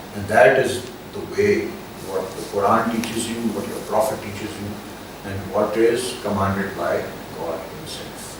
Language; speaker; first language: English; non-native, local second language; Urdu